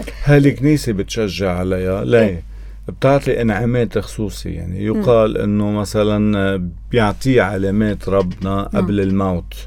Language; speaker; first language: Arabic; native; Arabic